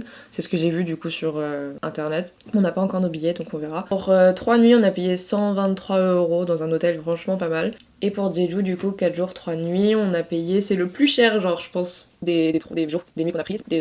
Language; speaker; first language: French; native; French